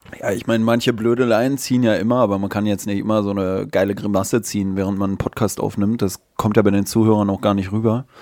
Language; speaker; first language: German; native; German